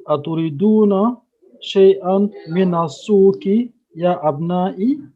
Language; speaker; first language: Arabic; non-native, learner; French